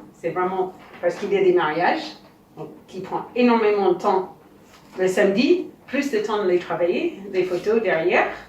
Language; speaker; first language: French; non-native, fluent; English